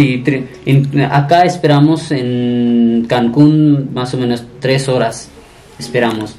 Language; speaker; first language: Spanish; non-native, learner; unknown